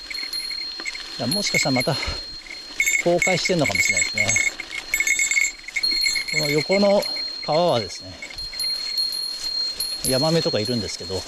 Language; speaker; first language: Japanese; native; Japanese